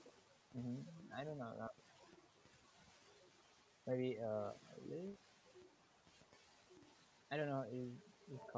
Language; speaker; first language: English; non-native, learner; Vietnamese